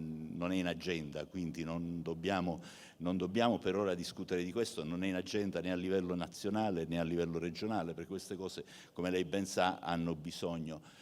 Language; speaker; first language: Italian; native; Italian